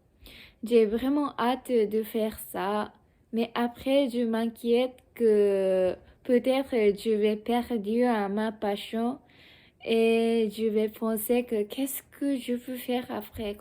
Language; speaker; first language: French; non-native, learner; Japanese